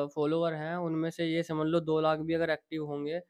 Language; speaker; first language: Hindi; native; Hindi